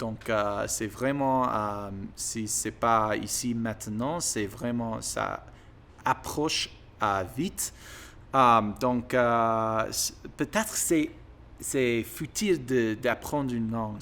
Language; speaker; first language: French; non-native, learner; English